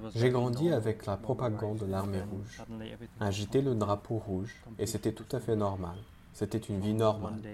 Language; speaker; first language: French; non-native, fluent; German